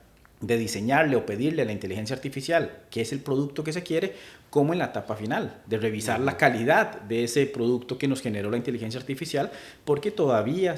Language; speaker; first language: Spanish; native; Spanish